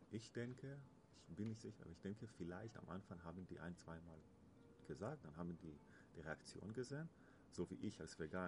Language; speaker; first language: German; non-native, learner; Hebrew